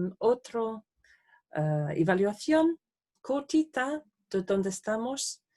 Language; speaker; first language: Spanish; non-native, fluent; English